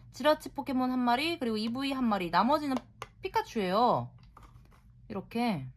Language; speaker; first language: Korean; native; Korean